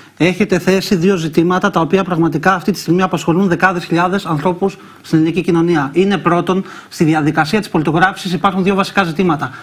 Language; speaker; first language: Greek; early bilingual, other home language; Albanian